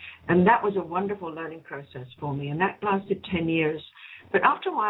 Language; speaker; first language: English; native; English